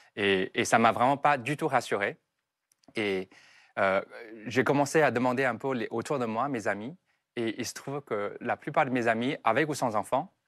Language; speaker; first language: French; non-native, fluent; Chinese